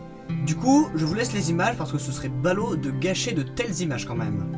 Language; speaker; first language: French; native; French